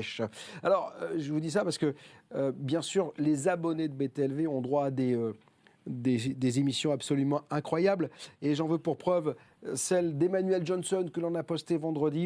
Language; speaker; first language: French; native; French